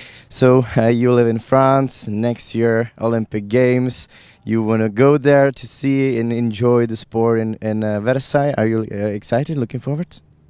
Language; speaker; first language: English; non-native, fluent; Czech